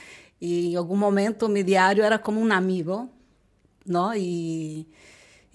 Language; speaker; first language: Spanish; non-native, fluent; Portuguese